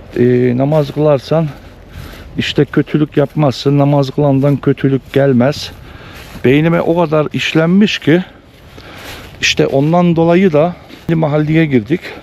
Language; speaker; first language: Turkish; early bilingual, heritage; Turkish